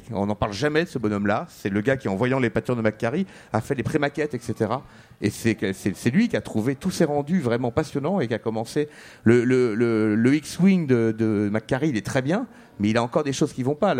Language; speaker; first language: French; native; French